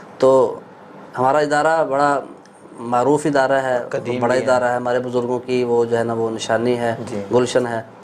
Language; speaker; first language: Urdu; non-native, local second language; Punjabi